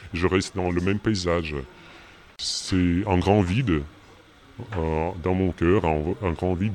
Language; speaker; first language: French; non-native, learner; Russian